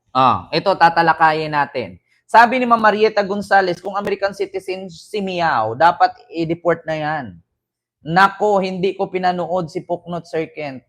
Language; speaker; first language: Filipino; native; Filipino